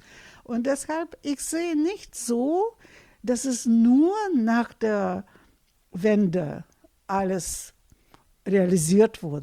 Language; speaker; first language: German; non-native, fluent; Russian